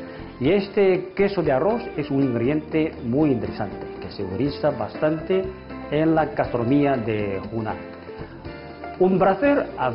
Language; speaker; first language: Spanish; non-native, fluent; Chinese